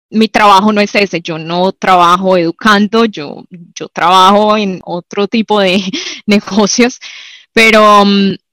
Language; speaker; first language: Spanish; native; Spanish